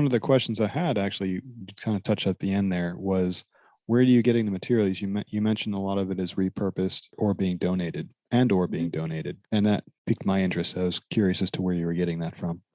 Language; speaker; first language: English; native; English